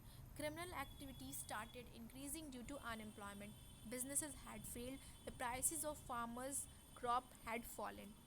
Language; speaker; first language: English; non-native, local second language; Hindi